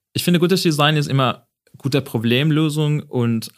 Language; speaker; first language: German; non-native, fluent; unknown